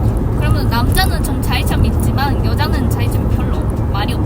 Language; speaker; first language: Korean; non-native, fluent; Japanese